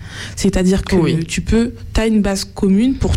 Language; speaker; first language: French; native; French